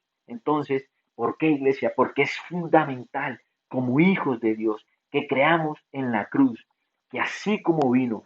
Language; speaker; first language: Spanish; native; Spanish